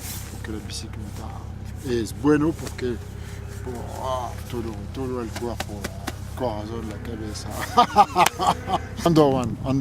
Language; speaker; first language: Spanish; non-native, learner; French